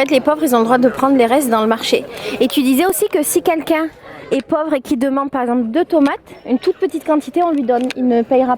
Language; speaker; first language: French; native; French